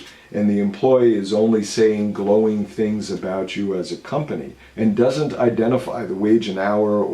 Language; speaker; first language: English; native; English